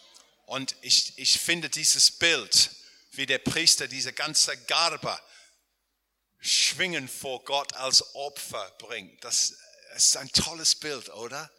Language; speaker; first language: German; non-native, fluent; English